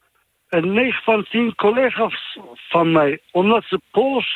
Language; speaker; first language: Dutch; non-native, fluent; Turkish